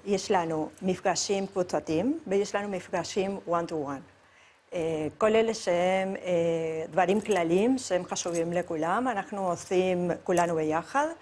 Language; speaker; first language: Hebrew; non-native, fluent; Spanish